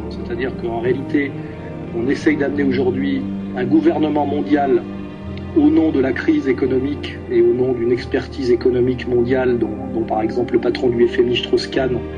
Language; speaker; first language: French; native; French